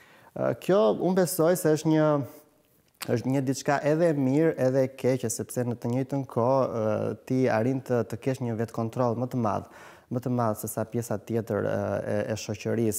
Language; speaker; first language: Albanian; native; Albanian